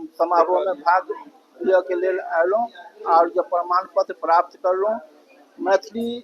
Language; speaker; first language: Maithili; non-native, local second language; Urdu